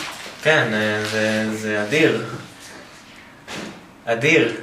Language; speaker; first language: Hebrew; native; Hebrew